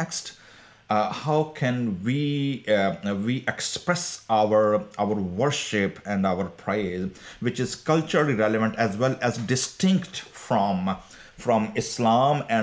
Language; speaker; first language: English; non-native, local second language; Punjabi